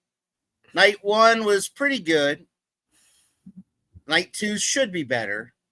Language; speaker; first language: English; native; English